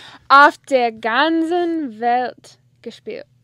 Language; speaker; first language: German; non-native, learner; English